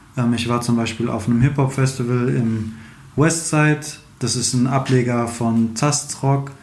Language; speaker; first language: German; native; German